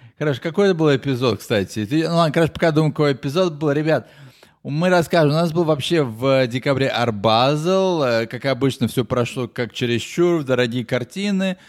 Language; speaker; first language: Russian; early bilingual, heritage; Russian